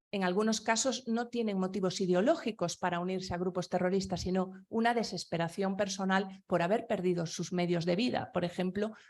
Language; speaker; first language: Spanish; non-native, local second language; Galician